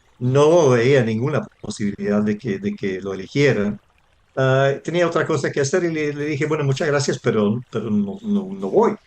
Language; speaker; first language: Spanish; non-native, fluent; English